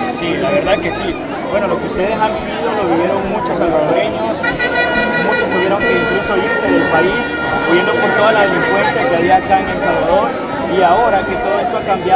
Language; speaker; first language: Spanish; native; Spanish